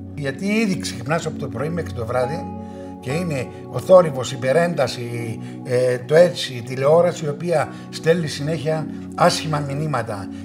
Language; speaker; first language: Greek; early bilingual, heritage; Greek